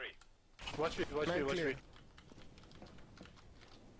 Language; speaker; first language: English; non-native, learner; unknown